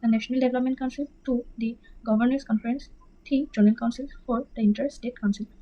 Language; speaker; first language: English; non-native, local second language; Assamese